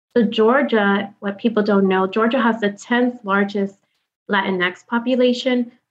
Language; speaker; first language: English; native; English